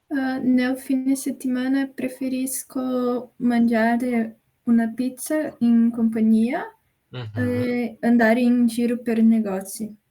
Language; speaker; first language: Italian; non-native, learner; Portuguese